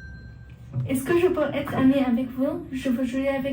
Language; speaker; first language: French; non-native, learner; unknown